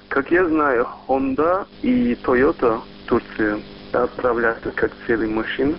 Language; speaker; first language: Russian; non-native, learner; Turkish